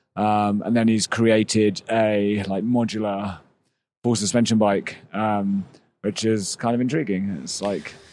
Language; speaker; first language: English; native; English